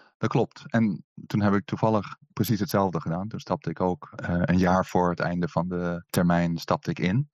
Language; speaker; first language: Dutch; native; Dutch